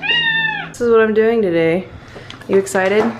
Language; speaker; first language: English; native; English